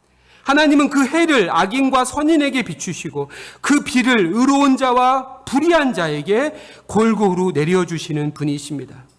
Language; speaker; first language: Korean; native; Korean